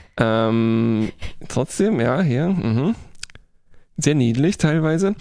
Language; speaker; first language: German; non-native, fluent; Polish